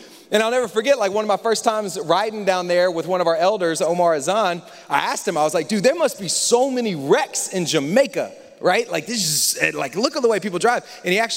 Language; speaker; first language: English; native; English